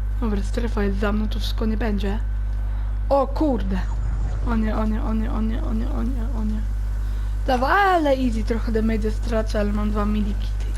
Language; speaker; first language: Polish; early bilingual, heritage; German